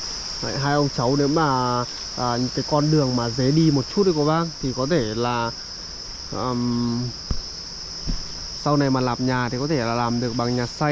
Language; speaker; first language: Vietnamese; native; Vietnamese